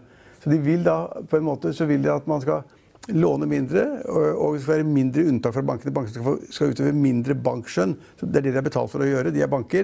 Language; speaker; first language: Norwegian; native; Norwegian